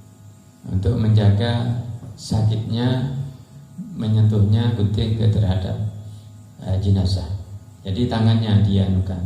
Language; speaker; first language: Indonesian; native; Indonesian